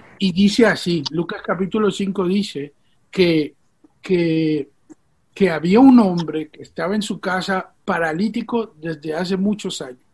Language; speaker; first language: Spanish; native; Spanish